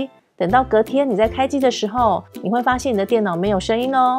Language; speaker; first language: Chinese; native; Chinese